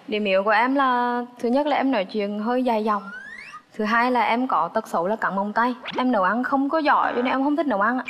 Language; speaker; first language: Vietnamese; native; Vietnamese